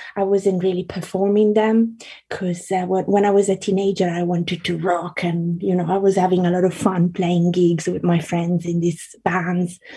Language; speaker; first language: English; early bilingual, other home language; Italian